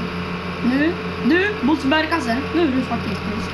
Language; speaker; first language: Swedish; native; Swedish